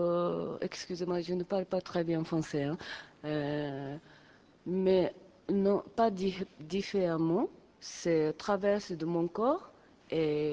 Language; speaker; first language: French; non-native, learner; Japanese